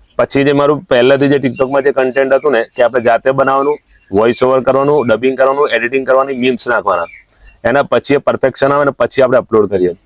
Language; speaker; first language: Gujarati; non-native, local second language; Sindhi